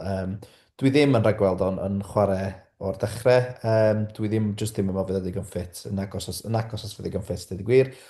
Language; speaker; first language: Welsh; native; Welsh